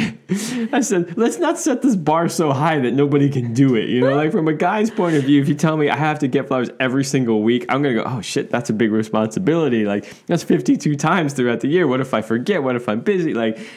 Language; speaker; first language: English; native; English